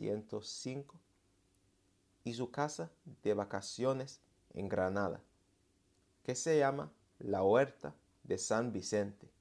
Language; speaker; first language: Spanish; non-native, fluent; English